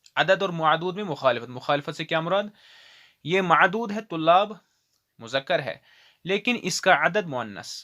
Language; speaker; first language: Urdu; non-native, local second language; Kashmiri